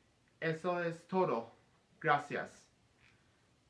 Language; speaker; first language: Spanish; non-native, learner; English